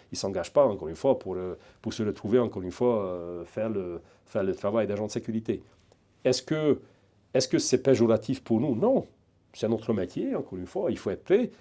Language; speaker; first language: French; non-native, fluent; Hungarian